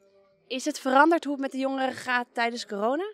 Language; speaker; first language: Dutch; native; Dutch